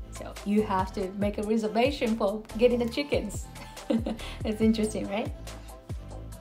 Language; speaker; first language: English; non-native, learner; Japanese